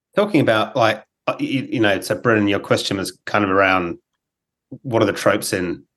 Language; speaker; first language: English; native; English